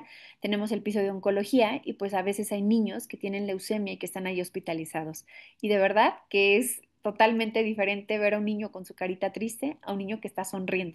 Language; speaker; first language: Spanish; native; Spanish